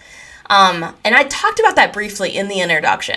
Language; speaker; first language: English; native; English